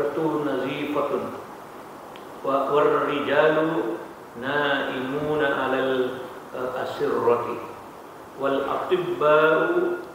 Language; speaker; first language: Arabic; non-native, learner; Indonesian